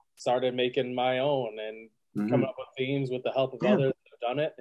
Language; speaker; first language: English; native; English